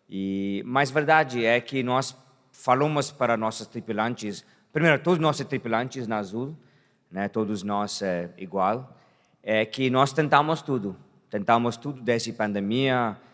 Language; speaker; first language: Portuguese; non-native, fluent; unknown